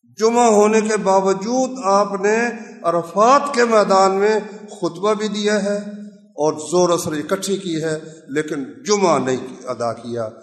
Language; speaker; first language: Urdu; non-native, local second language; Punjabi